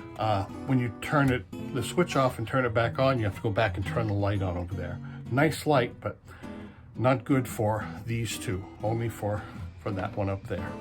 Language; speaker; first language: English; native; English